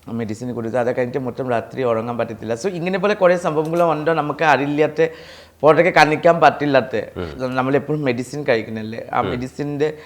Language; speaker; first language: Malayalam; non-native, fluent; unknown